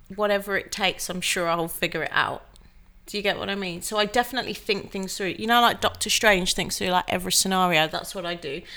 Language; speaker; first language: English; native; English